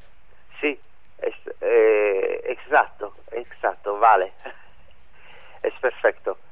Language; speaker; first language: Spanish; non-native, learner; Italian